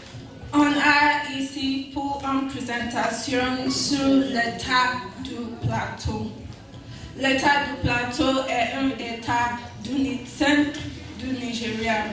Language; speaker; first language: French; non-native, learner; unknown